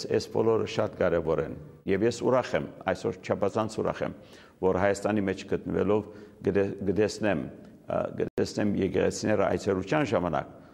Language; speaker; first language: Armenian; early bilingual, heritage; Armenian